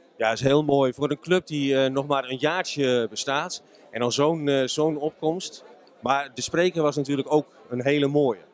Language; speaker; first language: Dutch; native; Dutch